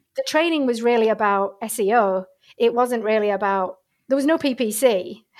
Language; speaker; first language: English; native; English